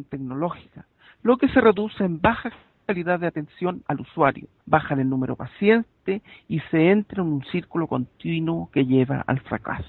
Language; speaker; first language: Spanish; native; Spanish